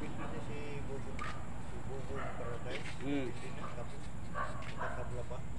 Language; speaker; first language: Filipino; non-native, local second language; Surigaonon